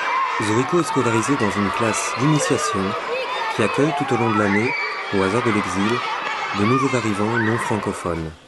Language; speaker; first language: French; native; French